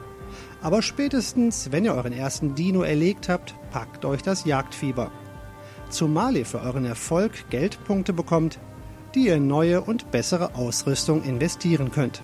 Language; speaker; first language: German; native; German